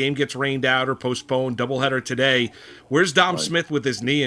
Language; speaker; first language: English; native; English